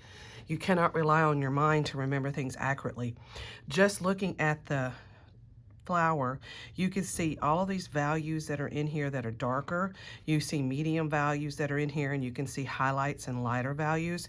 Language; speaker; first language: English; native; English